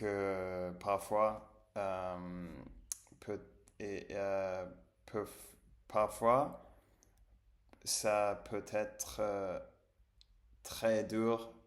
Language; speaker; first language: French; non-native, learner; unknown